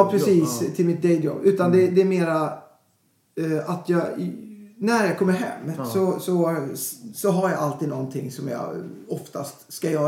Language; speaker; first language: Swedish; native; Swedish